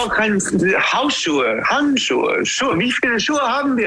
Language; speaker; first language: German; non-native, learner; English